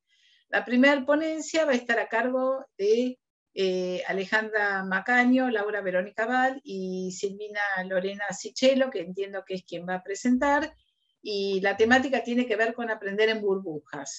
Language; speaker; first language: Spanish; native; Spanish